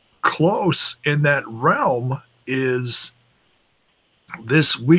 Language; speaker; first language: English; native; English